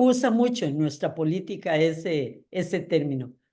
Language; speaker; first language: Spanish; native; Spanish